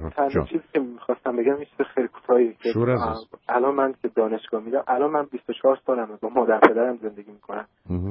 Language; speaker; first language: Persian; early bilingual, heritage; Persian